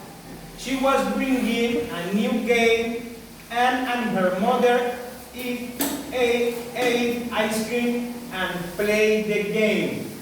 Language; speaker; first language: English; non-native, learner; Spanish